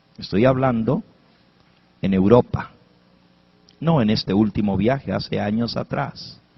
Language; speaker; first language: Spanish; early bilingual, heritage; Spanish